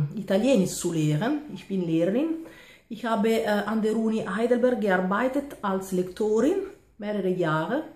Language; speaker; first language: German; non-native, fluent; Italian